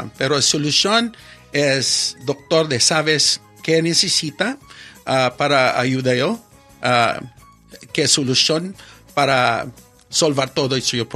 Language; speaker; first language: Spanish; non-native, learner; English